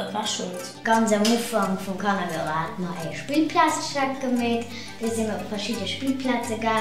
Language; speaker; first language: German; non-native, local second language; Luxembourgish